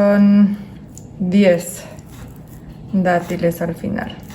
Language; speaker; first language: Spanish; non-native, fluent; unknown